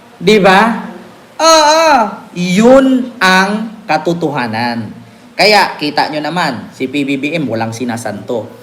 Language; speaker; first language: Filipino; native; Filipino